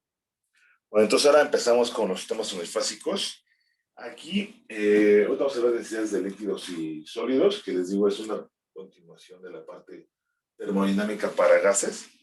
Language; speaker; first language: Spanish; native; Spanish